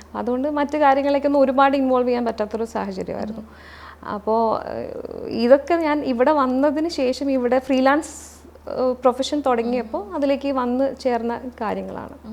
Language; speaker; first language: Malayalam; native; Malayalam